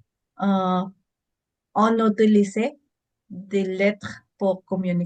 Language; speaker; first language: French; non-native, learner; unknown